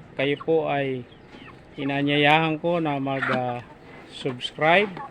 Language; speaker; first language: Filipino; non-native, local second language; Waray